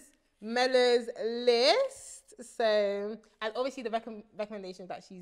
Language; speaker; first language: English; early bilingual, other home language; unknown